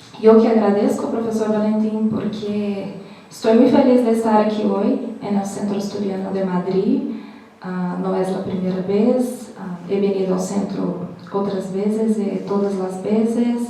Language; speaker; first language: Spanish; non-native, learner; Portuguese